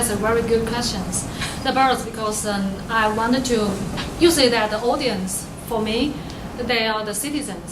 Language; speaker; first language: English; non-native, learner; Chinese